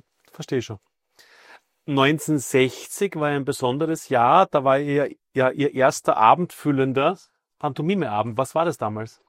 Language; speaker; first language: German; native; German